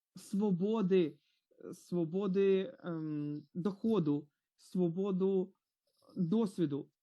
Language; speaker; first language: Ukrainian; non-native, fluent; Croatian